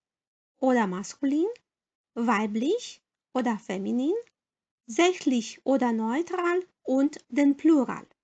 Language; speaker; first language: German; non-native, fluent; Romanian